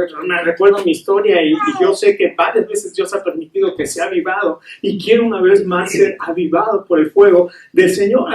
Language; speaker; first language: Spanish; native; Spanish